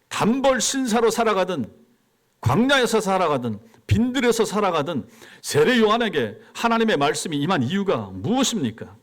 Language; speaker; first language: Korean; native; Korean